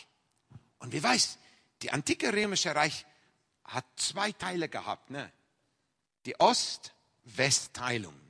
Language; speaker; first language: German; non-native, fluent; English